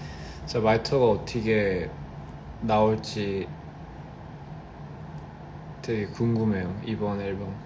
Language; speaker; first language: Korean; early bilingual, heritage; Korean